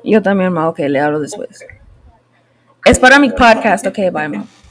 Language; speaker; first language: Spanish; early bilingual, heritage; Spanish